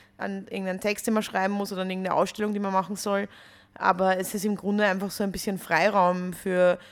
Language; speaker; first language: German; native; German